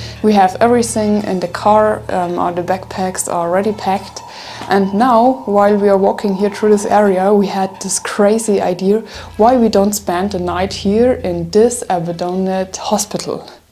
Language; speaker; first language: English; non-native, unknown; German